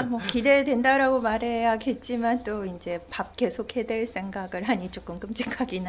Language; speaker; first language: Korean; native; Korean